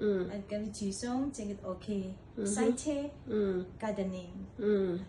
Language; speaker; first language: Cantonese; non-native, learner; Indonesian